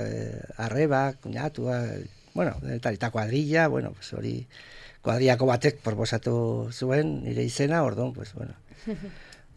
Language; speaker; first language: Basque; non-native, local second language; Spanish